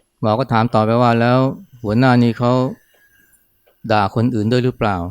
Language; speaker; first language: Thai; native; Thai